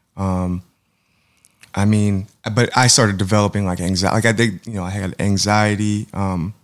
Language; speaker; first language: English; native; English